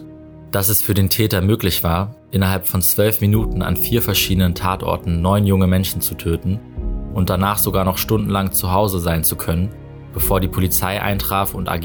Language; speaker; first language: German; native; German